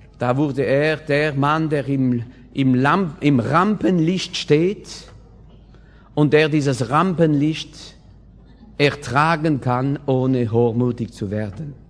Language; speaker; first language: German; non-native, fluent; French